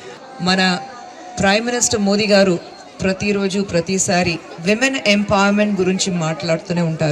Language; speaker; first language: Telugu; non-native, fluent; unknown